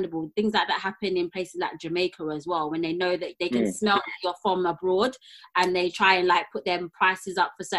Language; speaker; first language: English; native; English